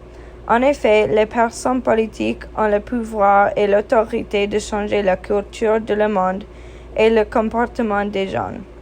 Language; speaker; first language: French; non-native, fluent; English